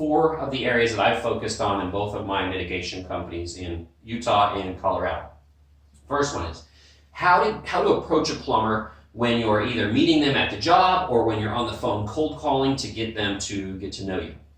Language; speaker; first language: English; native; English